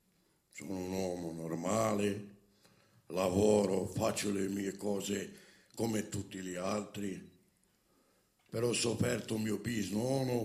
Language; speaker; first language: Italian; non-native, fluent; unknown